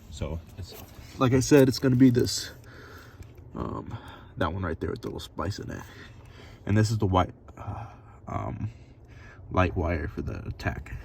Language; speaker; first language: English; native; English